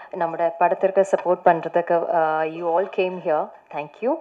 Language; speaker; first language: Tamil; non-native, fluent; Malayalam